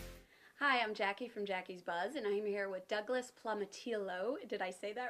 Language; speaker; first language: English; native; English